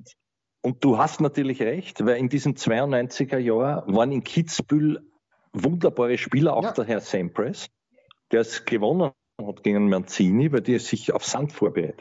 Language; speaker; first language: German; native; German